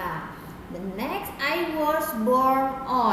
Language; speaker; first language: English; non-native, fluent; Indonesian